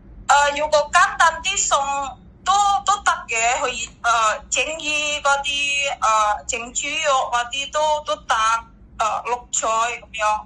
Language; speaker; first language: Cantonese; non-native, learner; Indonesian